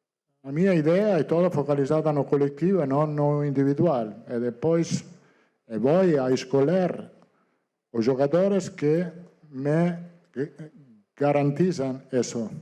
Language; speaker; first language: Portuguese; non-native, fluent; Italian